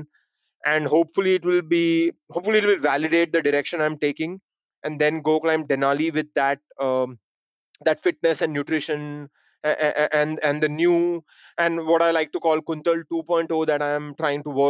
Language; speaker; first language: English; non-native, local second language; Hindi